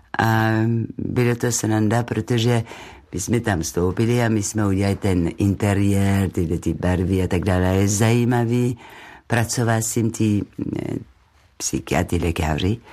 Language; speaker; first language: Czech; non-native, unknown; French